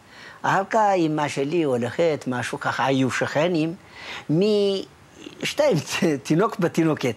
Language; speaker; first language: Hebrew; non-native, learner; Amharic